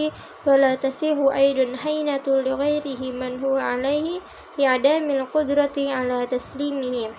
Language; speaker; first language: Arabic; non-native, learner; Indonesian